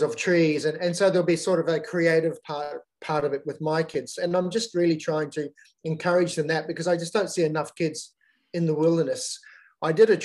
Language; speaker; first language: English; native; English